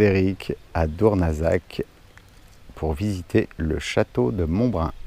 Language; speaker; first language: French; native; French